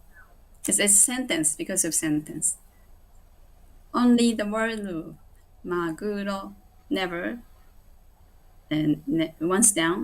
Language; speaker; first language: English; non-native, learner; Japanese